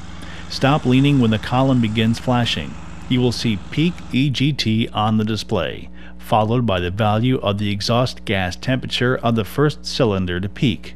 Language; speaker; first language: English; native; English